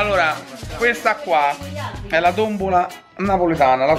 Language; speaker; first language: Italian; native; Italian